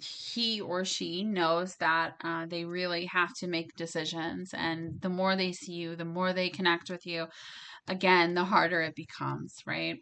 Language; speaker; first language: English; native; English